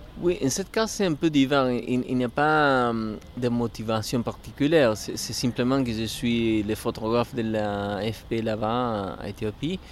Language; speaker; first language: French; non-native, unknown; Spanish